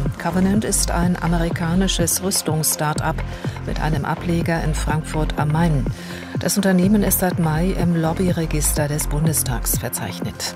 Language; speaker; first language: German; native; German